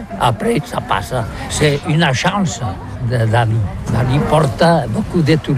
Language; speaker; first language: French; non-native, learner; Catalan